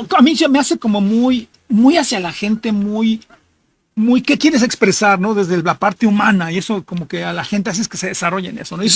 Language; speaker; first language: Spanish; native; Spanish